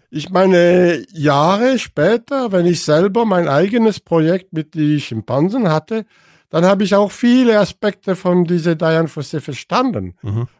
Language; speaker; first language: German; non-native, fluent; French